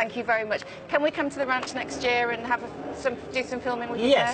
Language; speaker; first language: English; native; English